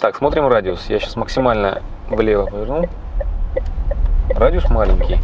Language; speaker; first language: Russian; native; Russian